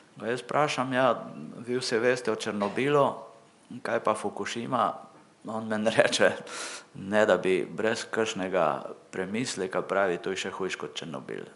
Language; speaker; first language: Slovenian; native; Slovenian